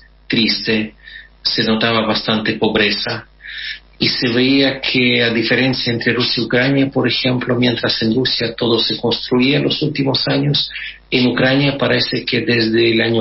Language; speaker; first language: Spanish; non-native, fluent; Russian